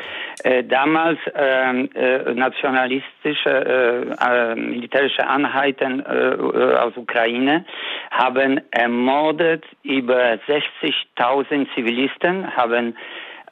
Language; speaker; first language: German; non-native, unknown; Polish